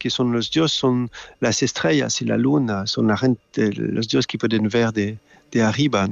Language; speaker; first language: Spanish; non-native, learner; French